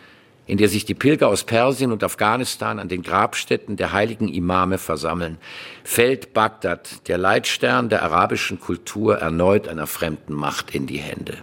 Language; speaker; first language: German; native; German